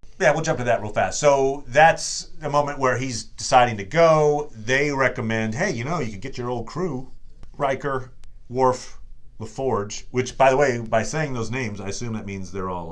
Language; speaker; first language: English; native; English